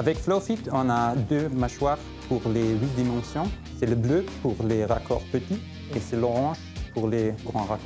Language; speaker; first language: French; non-native, fluent; German